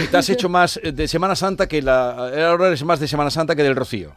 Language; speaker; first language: Spanish; native; Spanish